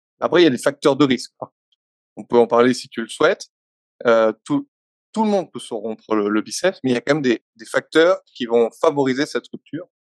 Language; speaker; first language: French; native; French